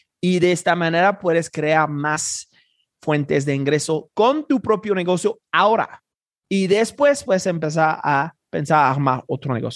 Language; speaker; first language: Spanish; non-native, fluent; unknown